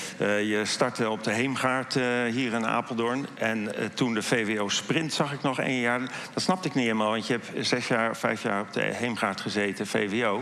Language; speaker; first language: Dutch; native; Dutch